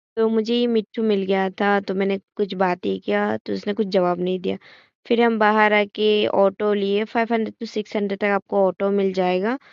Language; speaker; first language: Hindi; non-native, local second language; Assamese